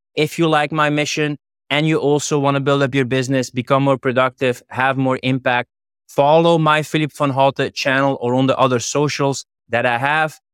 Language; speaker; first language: English; non-native, fluent; Dutch